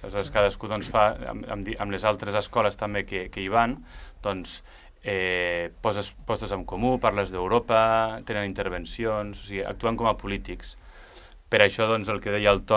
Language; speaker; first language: Catalan; native; Catalan